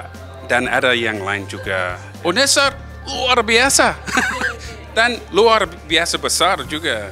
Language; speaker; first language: Indonesian; non-native, fluent; English